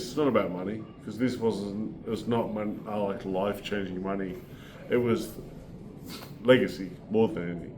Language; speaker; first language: English; native; English